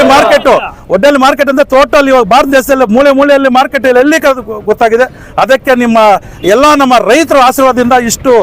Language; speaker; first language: Kannada; native; Kannada